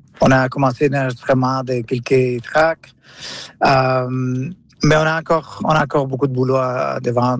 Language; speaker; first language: French; non-native, fluent; Spanish